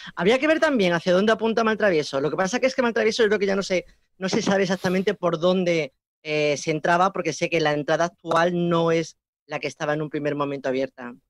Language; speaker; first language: Spanish; native; Spanish